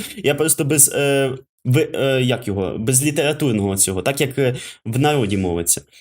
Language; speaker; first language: Ukrainian; native; Ukrainian